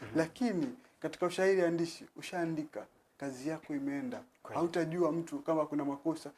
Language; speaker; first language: Swahili; native; Swahili